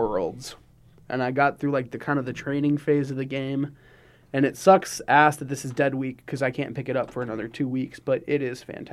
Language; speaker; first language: English; native; English